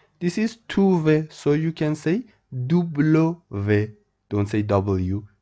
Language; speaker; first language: English; non-native, fluent; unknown